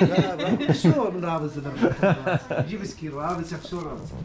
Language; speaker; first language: Russian; non-native, learner; Arabic